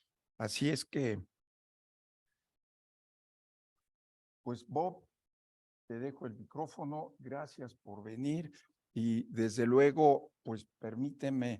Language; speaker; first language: Spanish; native; Spanish